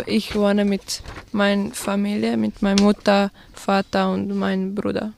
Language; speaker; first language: German; non-native, learner; Croatian